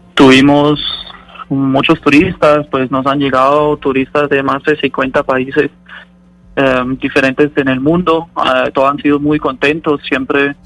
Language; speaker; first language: Spanish; non-native, fluent; German